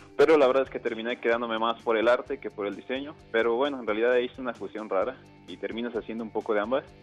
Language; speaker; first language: Spanish; native; Spanish